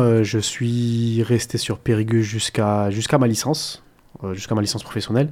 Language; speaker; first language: French; early bilingual, other home language; Arabic